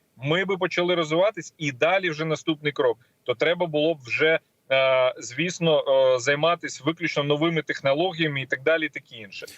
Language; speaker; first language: Ukrainian; non-native, local second language; Russian